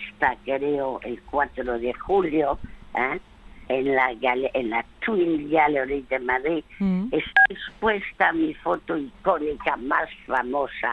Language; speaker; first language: Spanish; early bilingual, other home language; French